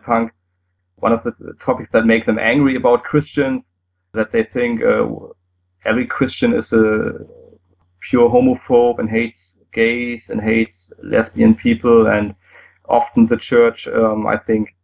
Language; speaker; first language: English; non-native, fluent; German